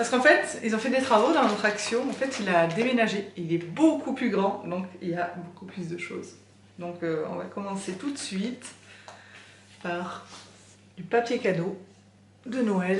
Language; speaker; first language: French; native; French